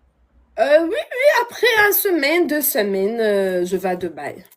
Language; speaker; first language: French; non-native, learner; Arabic